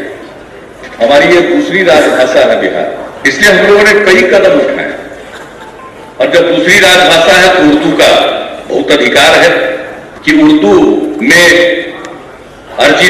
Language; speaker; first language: Hindi; native; Hindi